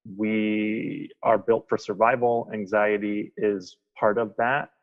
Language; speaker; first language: English; native; English